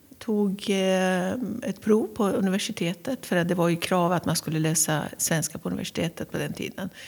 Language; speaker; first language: Swedish; non-native, fluent; Persian